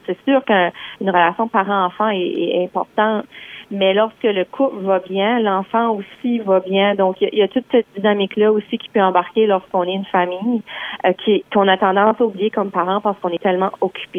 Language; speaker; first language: French; native; French